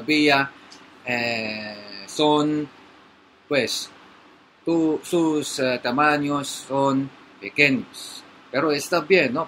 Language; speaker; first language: Spanish; non-native, learner; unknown